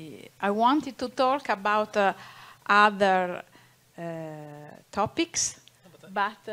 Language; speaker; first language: English; non-native, learner; Italian